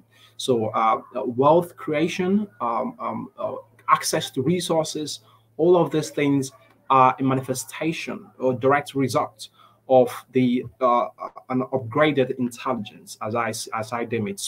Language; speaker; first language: English; non-native, local second language; Igbo